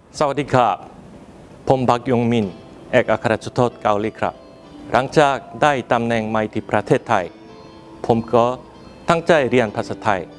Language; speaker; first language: Thai; non-native, learner; Korean